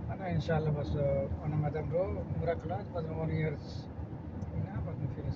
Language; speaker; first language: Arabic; non-native, learner; Filipino